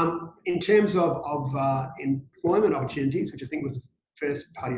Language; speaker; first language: English; native; English